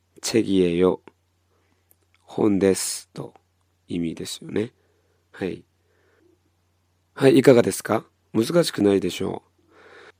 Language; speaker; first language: Japanese; non-native, fluent; Korean